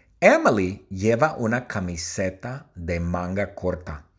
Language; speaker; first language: Spanish; non-native, learner; English